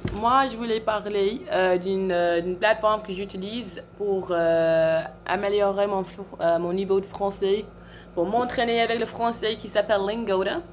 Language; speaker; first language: French; non-native, fluent; English